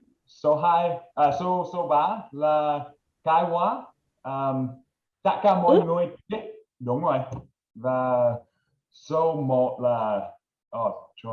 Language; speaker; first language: Vietnamese; non-native, learner; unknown